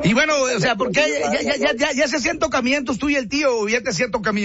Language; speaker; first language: Spanish; native; Spanish